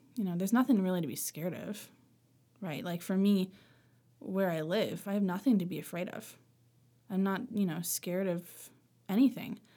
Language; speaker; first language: English; native; English